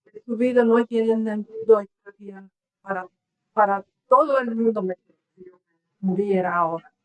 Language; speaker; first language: Spanish; non-native, learner; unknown